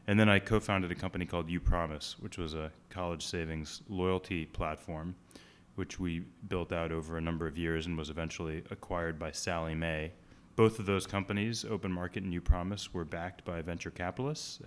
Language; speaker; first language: English; native; English